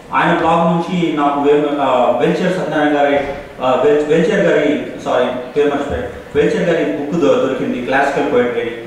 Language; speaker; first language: Telugu; native; Telugu